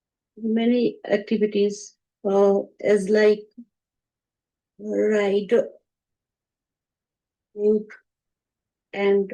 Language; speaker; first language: English; non-native, learner; Bangla